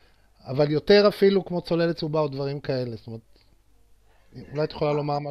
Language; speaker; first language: Hebrew; native; Hebrew